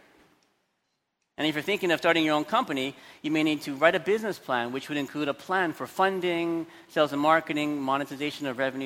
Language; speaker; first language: English; native; English